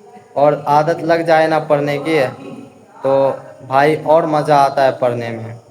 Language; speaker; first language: Hindi; native; Hindi